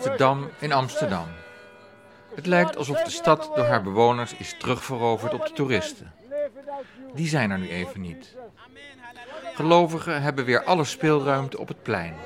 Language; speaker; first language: Dutch; native; Dutch